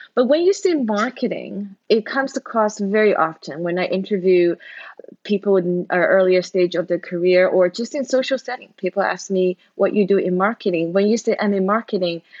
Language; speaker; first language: English; non-native, fluent; Chinese